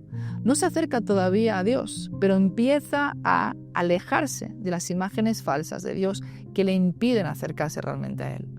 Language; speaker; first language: Spanish; native; Spanish